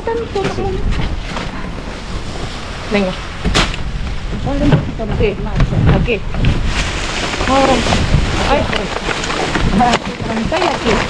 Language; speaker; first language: Spanish; non-native, learner; Filipino